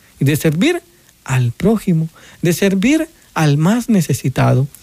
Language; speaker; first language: Spanish; native; Spanish